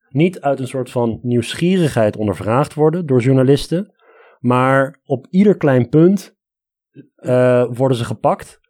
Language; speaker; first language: Dutch; early bilingual, other home language; Armenian